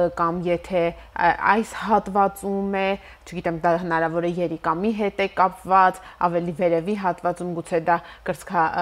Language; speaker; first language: Armenian; native; Armenian